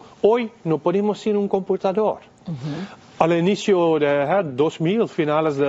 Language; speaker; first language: Spanish; non-native, fluent; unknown